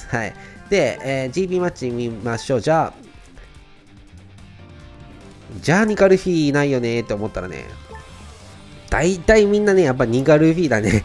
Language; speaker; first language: Japanese; native; Japanese